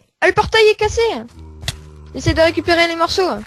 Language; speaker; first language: French; native; French